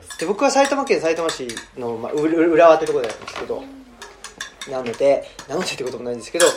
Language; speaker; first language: Japanese; native; Japanese